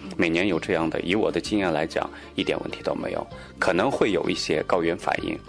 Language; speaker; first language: Chinese; non-native, local second language; Tibetan